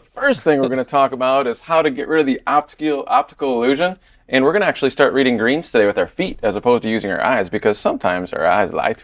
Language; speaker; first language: English; native; English